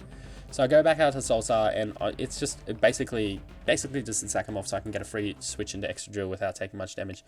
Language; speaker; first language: English; native; English